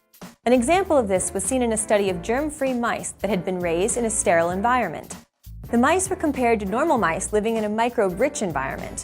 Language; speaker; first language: English; native; English